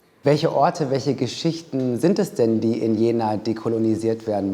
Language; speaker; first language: German; native; German